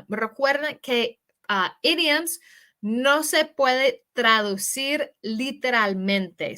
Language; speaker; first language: Spanish; non-native, fluent; English